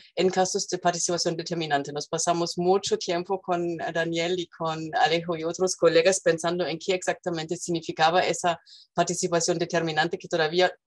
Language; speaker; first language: Spanish; non-native, fluent; German